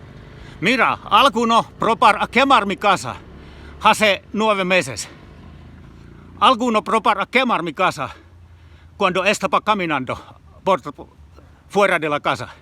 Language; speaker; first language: Spanish; non-native, learner; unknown